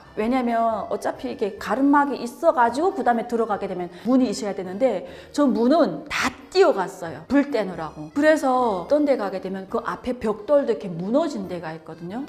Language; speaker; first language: Korean; native; Korean